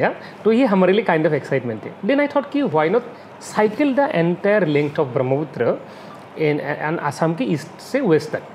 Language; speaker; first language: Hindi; non-native, local second language; Assamese